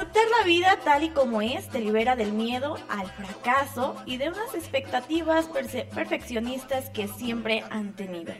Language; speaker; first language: Spanish; native; Spanish